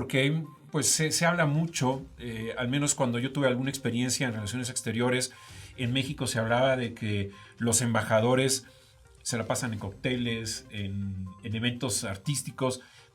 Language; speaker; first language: Spanish; native; Spanish